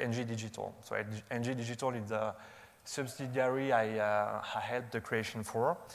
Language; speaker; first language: English; non-native, fluent; French